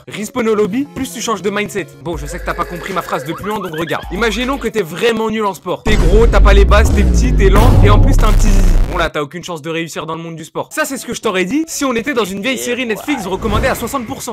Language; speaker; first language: French; native; French